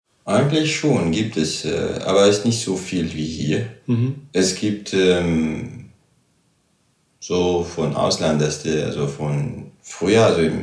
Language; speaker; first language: German; non-native, fluent; Arabic